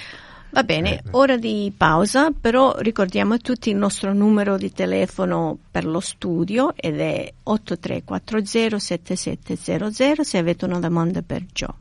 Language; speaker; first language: Italian; early bilingual, heritage; Italian